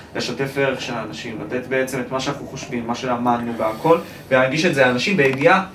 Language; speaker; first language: Hebrew; native; Hebrew